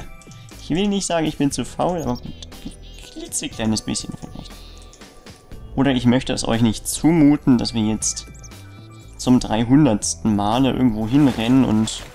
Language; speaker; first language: German; native; German